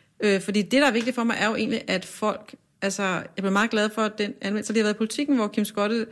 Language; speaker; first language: Danish; native; Danish